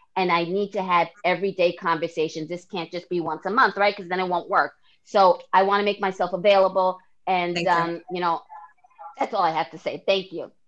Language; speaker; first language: English; native; English